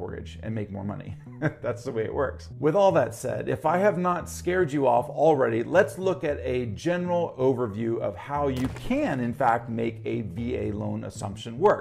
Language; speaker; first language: English; native; English